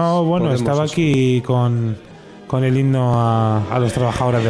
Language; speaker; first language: Spanish; native; Spanish